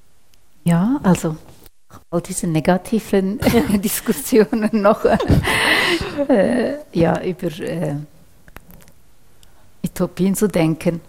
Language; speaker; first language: German; non-native, fluent; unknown